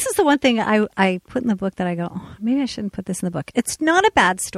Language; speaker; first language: English; native; English